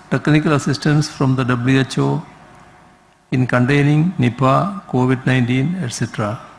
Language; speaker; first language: English; non-native, local second language; Malayalam